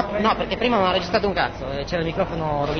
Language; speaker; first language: Italian; native; Italian